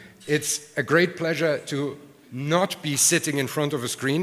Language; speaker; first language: English; non-native, fluent; German